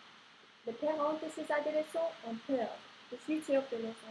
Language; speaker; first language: French; non-native, learner; English